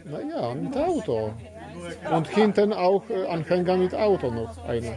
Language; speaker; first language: German; non-native, learner; Polish